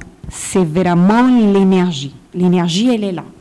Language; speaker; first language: French; non-native, fluent; Portuguese